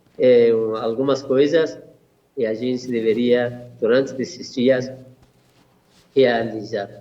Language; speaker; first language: Portuguese; non-native, learner; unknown